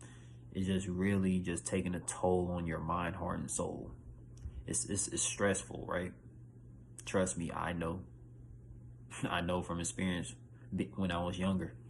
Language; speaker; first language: English; native; English